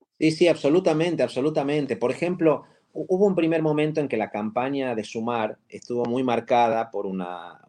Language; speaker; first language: Spanish; native; Spanish